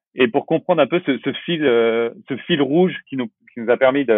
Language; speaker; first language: French; native; French